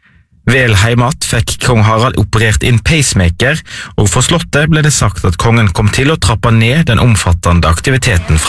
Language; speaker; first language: Norwegian; native; Norwegian